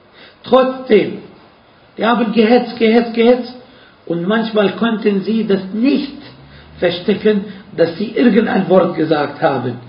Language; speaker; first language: German; non-native, fluent; Arabic